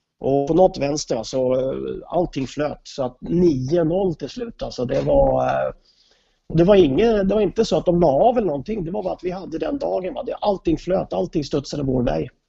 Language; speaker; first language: Swedish; native; Swedish